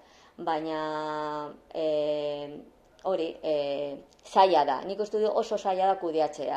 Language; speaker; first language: Basque; non-native, local second language; Spanish